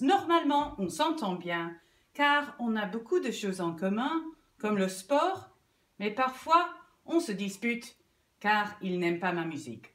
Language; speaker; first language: French; non-native, fluent; English